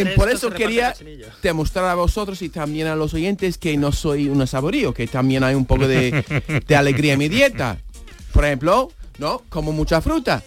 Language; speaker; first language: Spanish; non-native, fluent; English